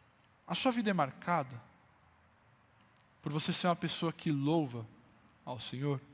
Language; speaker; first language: Portuguese; native; Portuguese